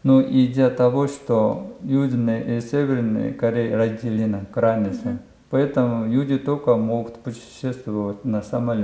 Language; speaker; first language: Russian; non-native, learner; Korean